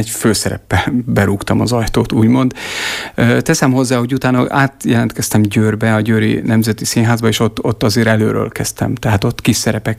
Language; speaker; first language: Hungarian; native; Hungarian